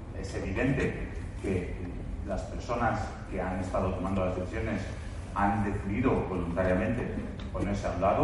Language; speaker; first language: Spanish; native; Spanish